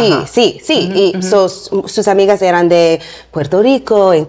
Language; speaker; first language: Spanish; non-native, learner; English